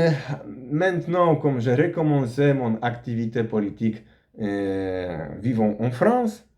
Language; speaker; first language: French; non-native, learner; Polish